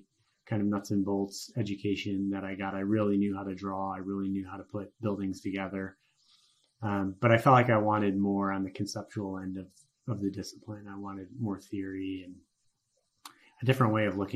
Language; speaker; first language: English; native; English